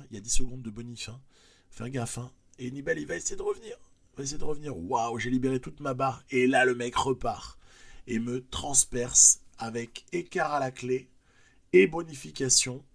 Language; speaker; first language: French; native; French